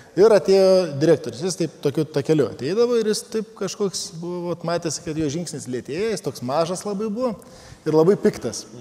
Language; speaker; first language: Lithuanian; native; Lithuanian